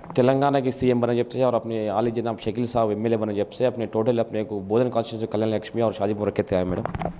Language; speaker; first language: Hindi; non-native, local second language; Urdu